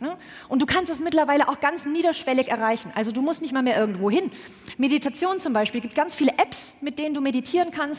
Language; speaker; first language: German; native; German